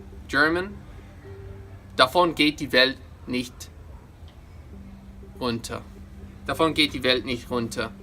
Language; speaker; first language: German; non-native, fluent; English